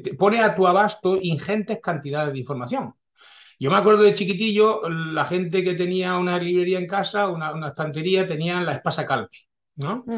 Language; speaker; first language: Spanish; early bilingual, heritage; Spanish